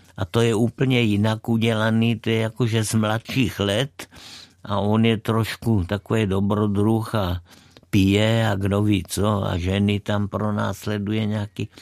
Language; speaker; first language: Czech; native; Czech